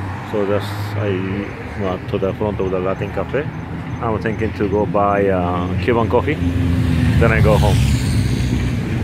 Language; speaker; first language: English; non-native, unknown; Japanese